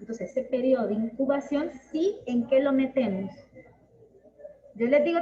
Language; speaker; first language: Spanish; native; Spanish